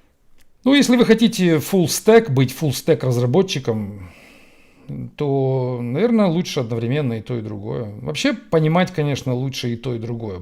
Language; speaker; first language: Russian; native; Russian